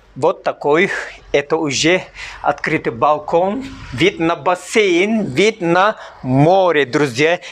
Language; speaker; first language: Russian; non-native, learner; Turkish